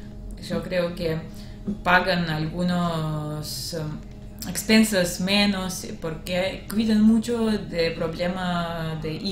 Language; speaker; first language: Spanish; non-native, learner; Russian